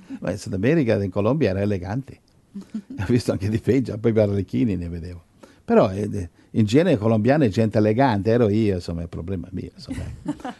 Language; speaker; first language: Italian; non-native, fluent; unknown